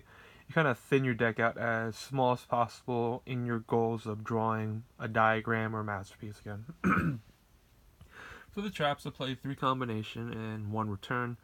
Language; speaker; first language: English; native; English